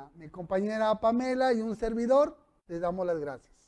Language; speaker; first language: Spanish; native; Spanish